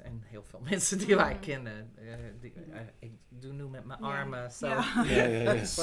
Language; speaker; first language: Dutch; non-native, fluent; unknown